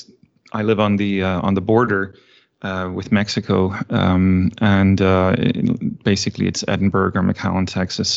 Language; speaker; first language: English; native; English